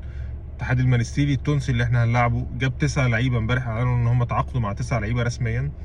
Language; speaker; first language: Arabic; native; Arabic